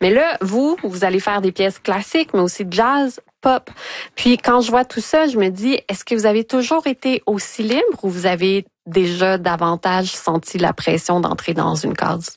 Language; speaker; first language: French; native; French